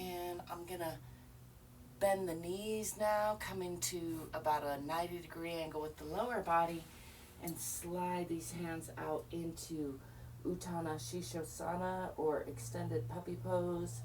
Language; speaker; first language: English; native; English